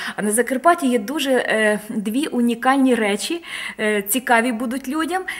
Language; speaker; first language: Ukrainian; native; Ukrainian